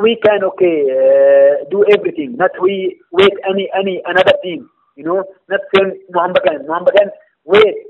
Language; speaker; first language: English; non-native, learner; Arabic